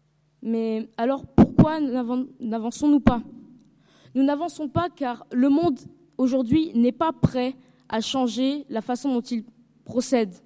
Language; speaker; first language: French; early bilingual, heritage; French